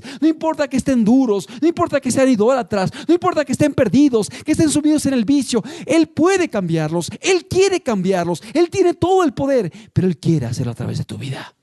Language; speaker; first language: Spanish; native; Spanish